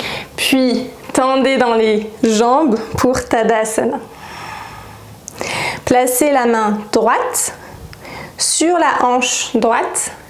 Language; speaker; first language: French; native; French